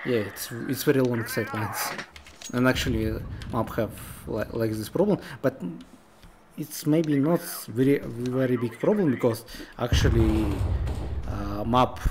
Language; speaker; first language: English; non-native, learner; Russian